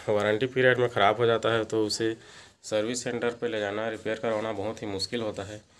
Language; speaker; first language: Hindi; native; Hindi